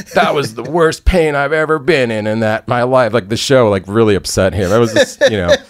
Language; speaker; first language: English; native; English